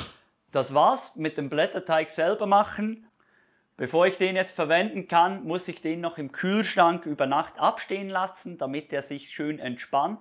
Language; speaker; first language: German; native; German